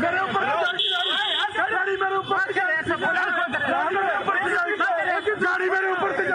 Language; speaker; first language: Hindi; non-native, local second language; Punjabi